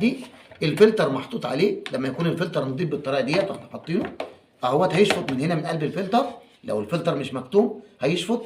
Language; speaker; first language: Arabic; native; Arabic